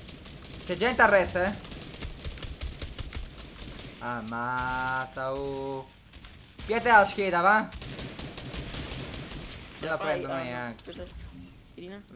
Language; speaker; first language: Italian; native; Italian